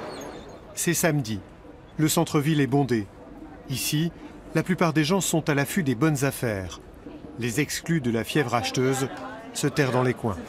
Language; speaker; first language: French; native; French